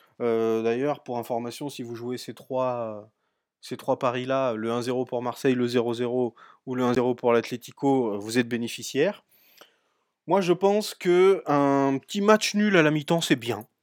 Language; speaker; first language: French; native; French